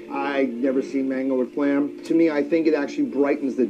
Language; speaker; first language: English; native; English